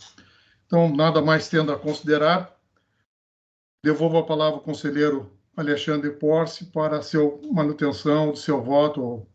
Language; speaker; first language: Portuguese; native; Portuguese